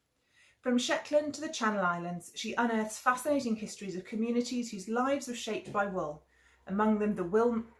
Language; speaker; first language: English; native; English